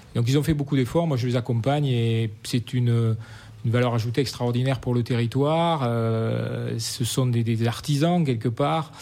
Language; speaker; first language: French; native; French